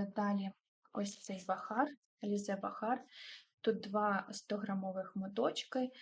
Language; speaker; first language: Ukrainian; non-native, local second language; Russian